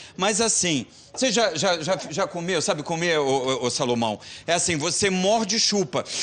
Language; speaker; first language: Portuguese; native; Portuguese